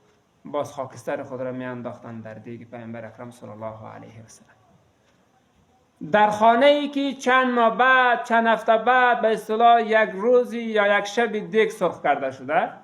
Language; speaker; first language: Persian; native; Persian